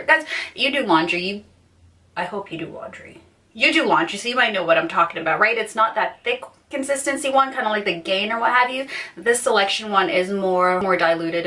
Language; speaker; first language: English; native; English